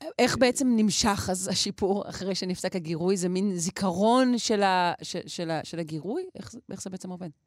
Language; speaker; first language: Hebrew; native; Hebrew